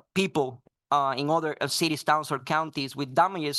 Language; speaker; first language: English; non-native, fluent; Spanish